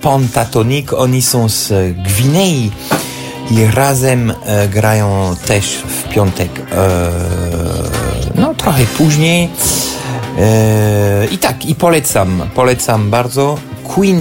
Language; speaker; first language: Polish; non-native, fluent; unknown